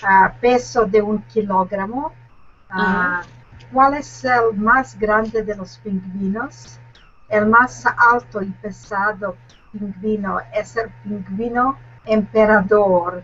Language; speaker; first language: Spanish; non-native, learner; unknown